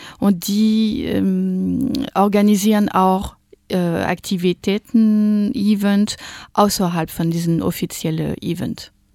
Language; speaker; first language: German; non-native, fluent; French